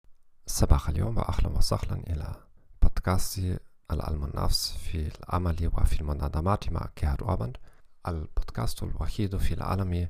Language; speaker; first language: Arabic; non-native, learner; German